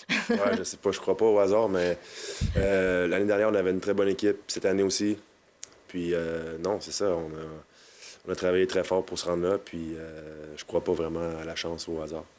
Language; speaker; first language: French; native; French